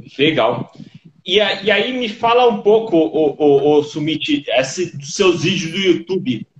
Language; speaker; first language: Portuguese; native; Portuguese